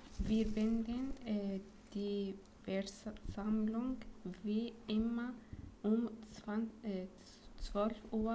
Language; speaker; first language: German; non-native, learner; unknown